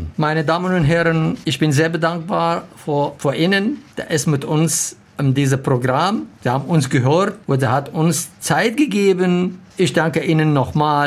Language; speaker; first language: German; non-native, learner; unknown